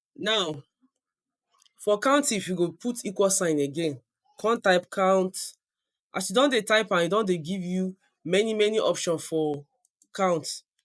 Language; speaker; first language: Nigerian Pidgin; non-native, local second language; Yoruba